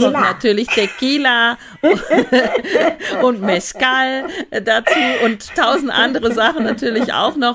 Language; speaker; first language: German; native; German